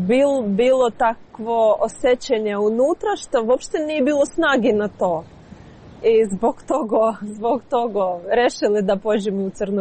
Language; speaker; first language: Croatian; non-native, fluent; Ukrainian